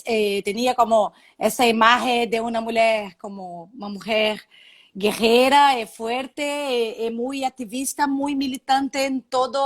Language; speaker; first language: Spanish; non-native, learner; Portuguese